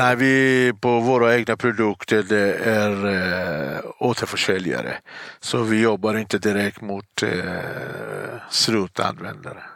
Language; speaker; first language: Swedish; non-native, fluent; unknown